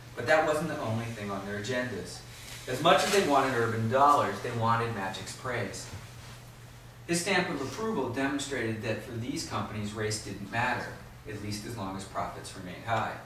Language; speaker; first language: English; native; English